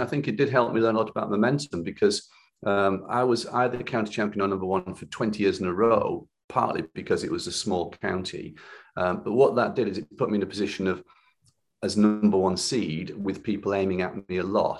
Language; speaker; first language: English; native; English